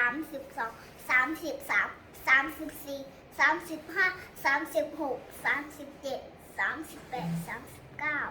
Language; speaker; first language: Thai; native; Thai